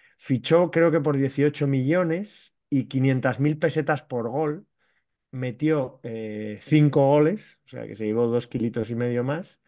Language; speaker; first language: Spanish; native; Spanish